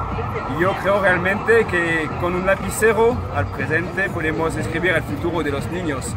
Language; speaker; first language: Spanish; non-native, fluent; French